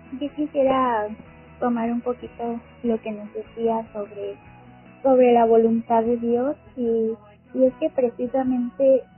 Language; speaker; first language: Spanish; native; Spanish